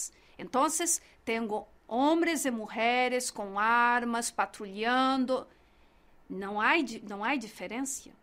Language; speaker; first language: Spanish; non-native, learner; Portuguese